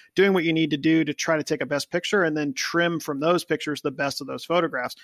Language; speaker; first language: English; native; English